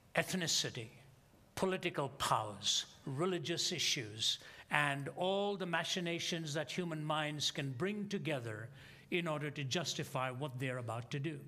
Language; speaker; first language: English; non-native, local second language; Hindi